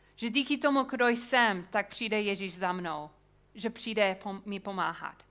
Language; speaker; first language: Czech; non-native, fluent; English